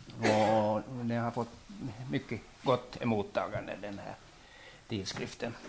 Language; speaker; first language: Swedish; native; Swedish